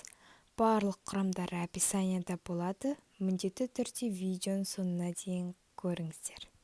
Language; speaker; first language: Kazakh; native; Kazakh